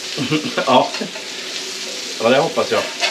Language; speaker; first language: Swedish; native; Swedish